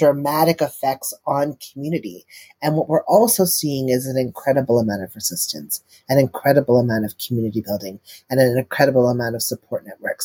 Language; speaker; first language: English; native; English